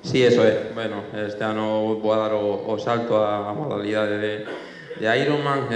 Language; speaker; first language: Galician; non-native, local second language; Spanish